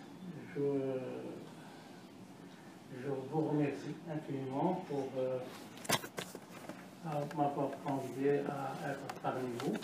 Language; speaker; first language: French; non-native, learner; Arabic